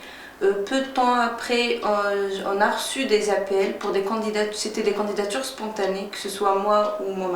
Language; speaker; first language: French; non-native, local second language; Arabic